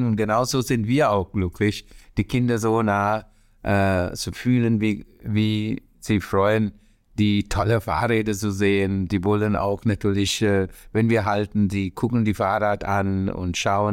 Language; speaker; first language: German; non-native, fluent; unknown